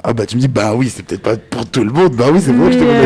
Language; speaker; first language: French; native; French